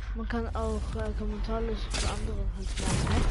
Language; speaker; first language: German; native; German